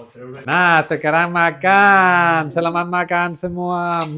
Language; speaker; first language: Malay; non-native, learner; Catalan